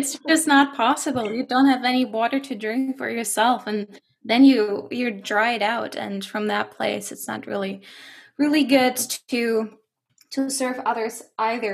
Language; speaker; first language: English; non-native, fluent; German